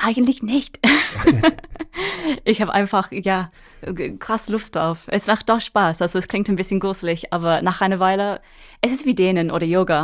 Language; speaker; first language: German; non-native, fluent; English